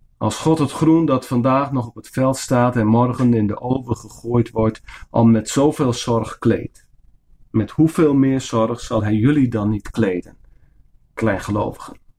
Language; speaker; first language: Dutch; non-native, local second language; Western Frisian